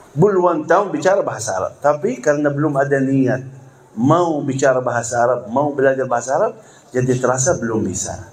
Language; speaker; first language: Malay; non-native, fluent; Arabic